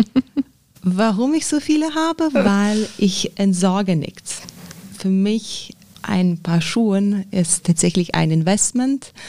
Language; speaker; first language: German; non-native, fluent; Lithuanian